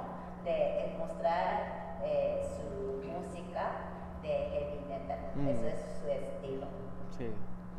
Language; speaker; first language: Spanish; non-native, fluent; Japanese